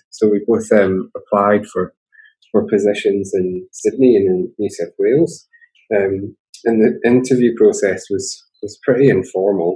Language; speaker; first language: English; native; English